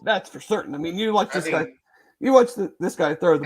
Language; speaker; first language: English; native; English